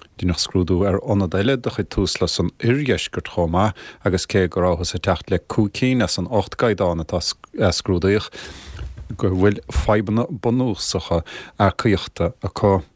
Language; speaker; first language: Irish; native; Irish